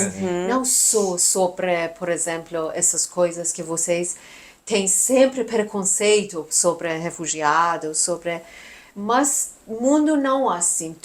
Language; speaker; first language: Portuguese; non-native, learner; Persian